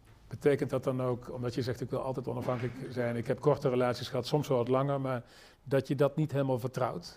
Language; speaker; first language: Dutch; native; Dutch